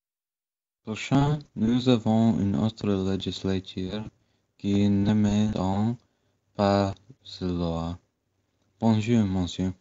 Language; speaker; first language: French; non-native, learner; English